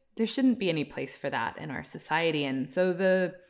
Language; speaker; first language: English; early bilingual, other home language; Hindi